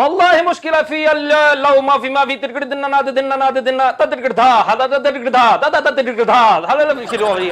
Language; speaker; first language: Arabic; non-native, learner; Punjabi